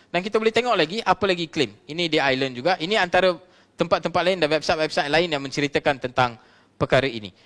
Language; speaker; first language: Malay; non-native, local second language; Tamil